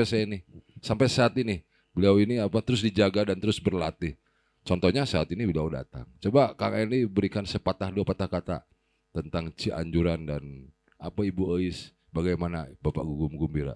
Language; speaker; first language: Indonesian; non-native, local second language; Sundanese